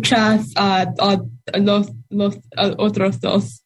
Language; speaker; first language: Spanish; non-native, learner; English